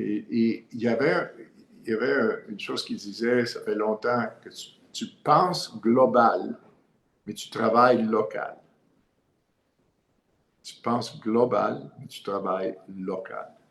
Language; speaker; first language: French; non-native, learner; English